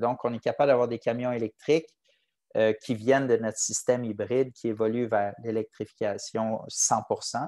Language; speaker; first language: French; native; French